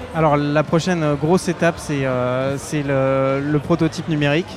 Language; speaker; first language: French; native; French